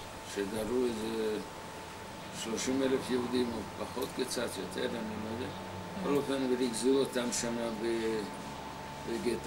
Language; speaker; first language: Hebrew; non-native, fluent; Hungarian